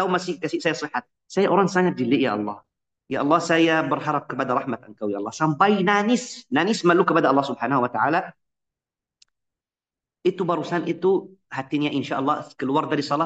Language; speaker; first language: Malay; non-native, fluent; Arabic